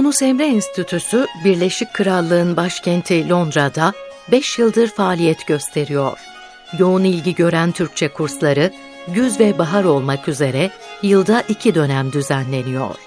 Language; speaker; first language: Turkish; native; Turkish